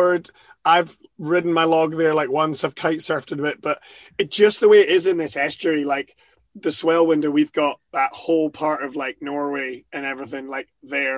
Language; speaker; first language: English; native; English